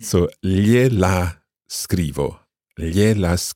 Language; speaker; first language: Italian; non-native, learner; English